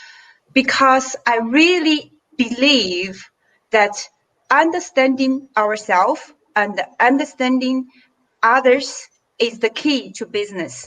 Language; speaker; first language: English; non-native, fluent; Chinese